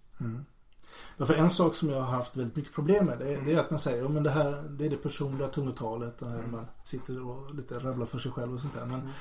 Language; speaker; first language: Swedish; native; Swedish